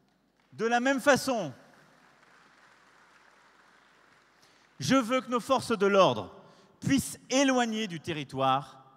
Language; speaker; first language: French; native; French